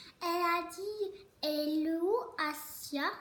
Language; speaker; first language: French; early bilingual, other home language; Turkish